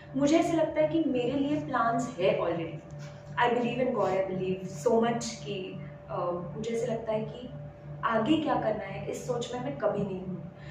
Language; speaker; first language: Hindi; non-native, local second language; Marathi